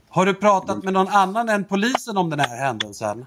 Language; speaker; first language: Swedish; native; Swedish